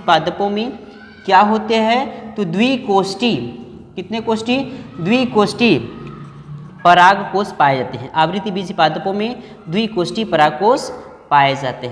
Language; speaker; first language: Hindi; native; Hindi